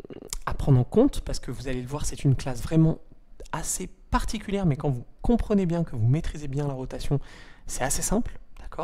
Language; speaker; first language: French; native; French